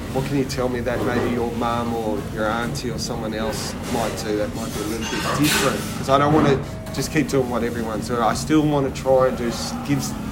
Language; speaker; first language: English; native; English